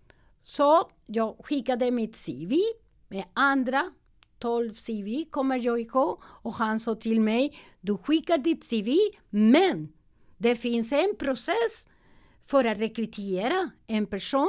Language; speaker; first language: Swedish; non-native, learner; Spanish